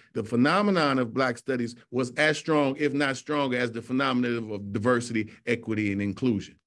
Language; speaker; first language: English; native; English